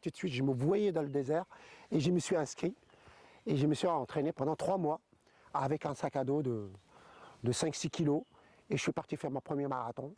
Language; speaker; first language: French; non-native, local second language; Arabic